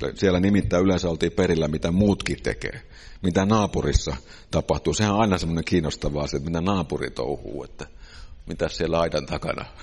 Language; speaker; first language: Finnish; native; Finnish